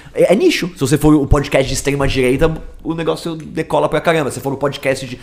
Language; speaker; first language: Portuguese; native; Portuguese